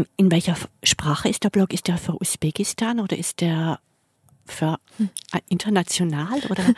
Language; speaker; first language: German; native; German